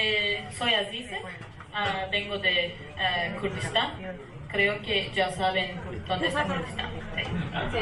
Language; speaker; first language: Spanish; non-native, learner; Kurdish